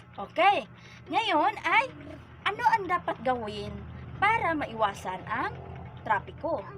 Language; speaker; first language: Filipino; non-native, local second language; Cebuano